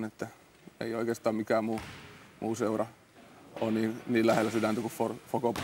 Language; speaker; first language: Finnish; native; Finnish